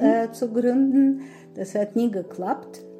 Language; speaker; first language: German; non-native, fluent; Russian